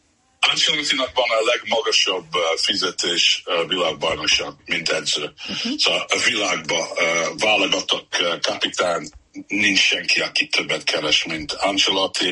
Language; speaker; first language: Hungarian; early bilingual, heritage; Hungarian